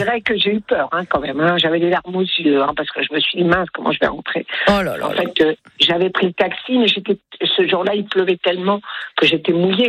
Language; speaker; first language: French; native; French